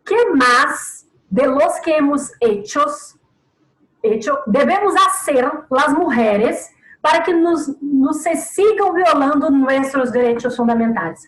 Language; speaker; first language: Spanish; non-native, learner; Portuguese